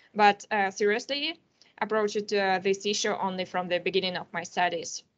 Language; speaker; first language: English; non-native, learner; Russian